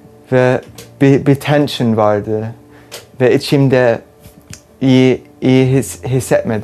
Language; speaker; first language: Turkish; early bilingual, heritage; English